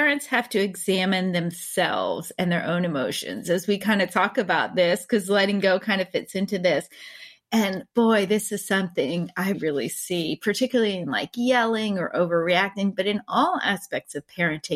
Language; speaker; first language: English; native; English